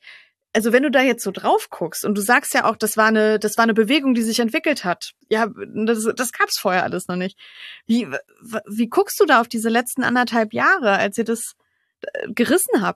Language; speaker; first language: German; native; German